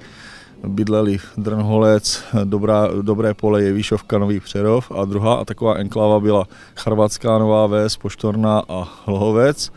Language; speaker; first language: Czech; native; Czech